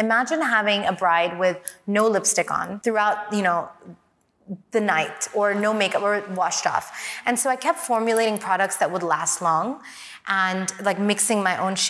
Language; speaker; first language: English; native; English